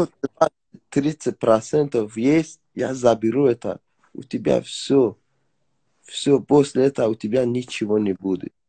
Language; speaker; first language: Russian; non-native, learner; Persian